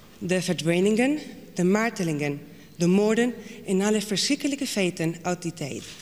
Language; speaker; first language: Dutch; non-native, fluent; Spanish